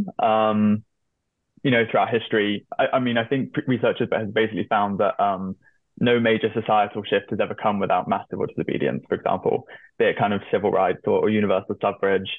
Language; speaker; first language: English; native; English